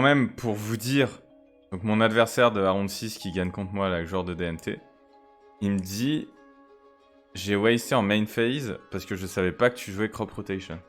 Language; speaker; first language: French; native; French